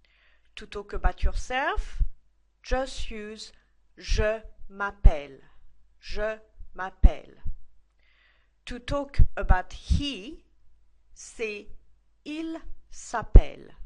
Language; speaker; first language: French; non-native, fluent; English